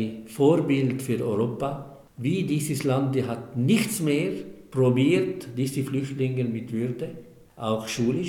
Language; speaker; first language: German; non-native, fluent; Arabic